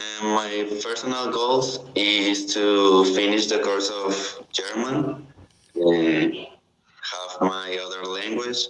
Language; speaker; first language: English; non-native, learner; Spanish